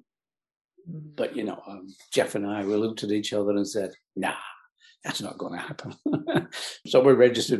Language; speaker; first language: English; native; English